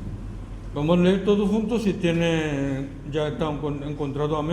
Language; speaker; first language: Spanish; non-native, learner; Korean